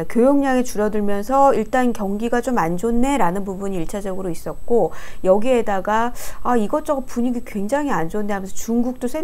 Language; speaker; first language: Korean; native; Korean